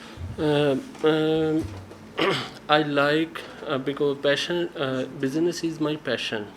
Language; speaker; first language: English; non-native, learner; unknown